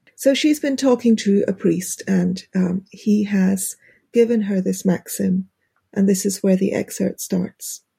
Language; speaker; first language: English; native; English